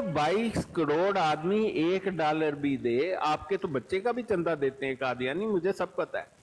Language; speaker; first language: Urdu; non-native, local second language; Punjabi